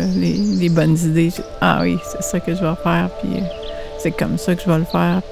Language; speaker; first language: French; native; French